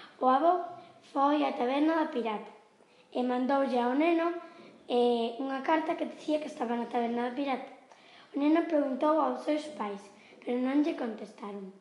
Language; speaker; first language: Galician; non-native, local second language; Spanish